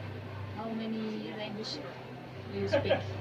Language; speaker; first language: English; non-native, learner; Indonesian